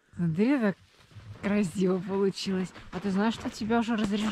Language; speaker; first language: Russian; native; Russian